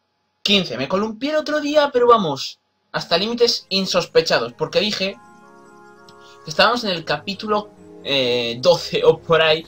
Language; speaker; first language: Spanish; native; Spanish